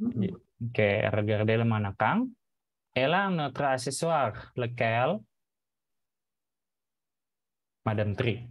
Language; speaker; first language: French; non-native, fluent; Indonesian